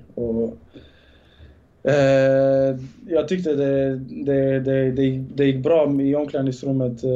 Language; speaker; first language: Swedish; early bilingual, other home language; Bosnian